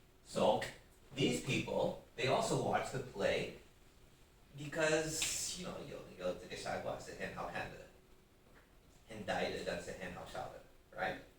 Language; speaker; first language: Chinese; non-native, learner; English